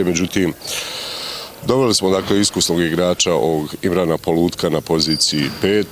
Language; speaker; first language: Bosnian; native; Bosnian